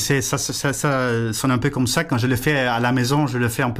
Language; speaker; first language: French; non-native, fluent; Spanish